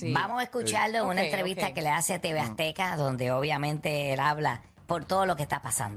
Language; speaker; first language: Spanish; native; Spanish